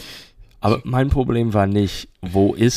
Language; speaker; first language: German; non-native, learner; English